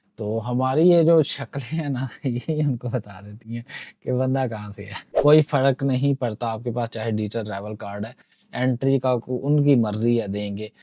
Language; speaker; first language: Urdu; non-native, local second language; Punjabi